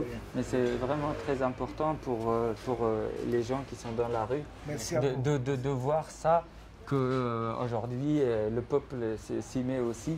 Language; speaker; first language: French; non-native, fluent; Persian